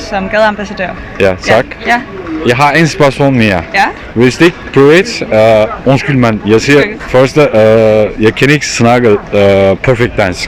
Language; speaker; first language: Danish; non-native, learner; Turkish